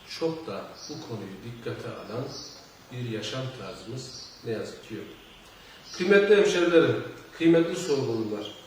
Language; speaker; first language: Turkish; native; Turkish